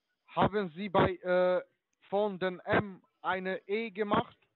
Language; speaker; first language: German; non-native, learner; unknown